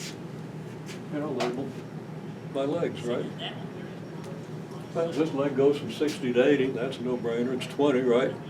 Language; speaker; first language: English; native; English